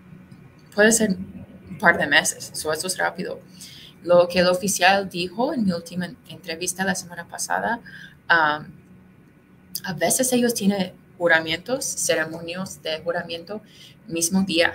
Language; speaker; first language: Spanish; non-native, fluent; English